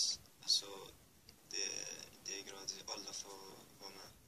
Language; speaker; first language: Swedish; early bilingual, other home language; Persian